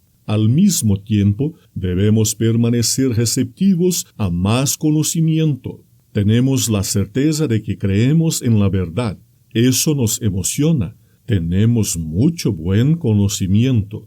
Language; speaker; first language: Spanish; non-native, fluent; Portuguese